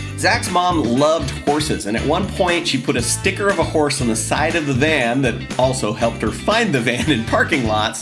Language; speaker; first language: English; native; English